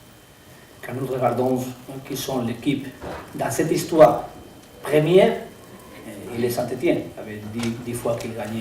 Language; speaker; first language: French; non-native, learner; Spanish